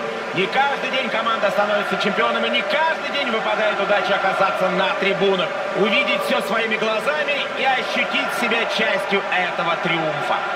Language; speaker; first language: Russian; native; Russian